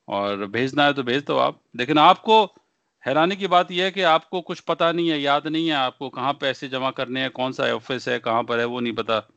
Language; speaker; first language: Hindi; non-native, local second language; Punjabi